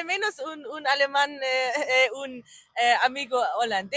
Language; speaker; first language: Spanish; non-native, learner; German